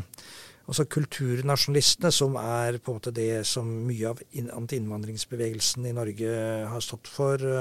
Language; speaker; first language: Norwegian; native; Norwegian